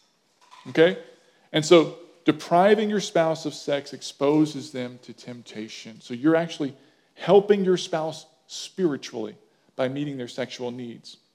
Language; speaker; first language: English; native; English